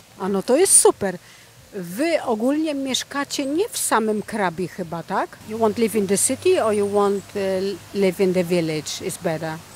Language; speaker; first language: Polish; native; Polish